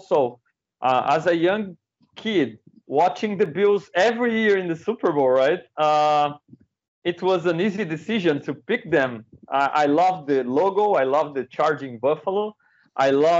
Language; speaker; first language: English; non-native, fluent; Portuguese